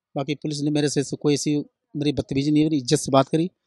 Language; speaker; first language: Hindi; native; Hindi